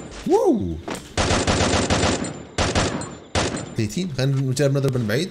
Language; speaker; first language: Arabic; native; Arabic